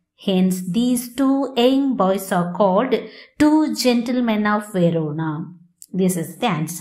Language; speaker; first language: English; non-native, local second language; Tamil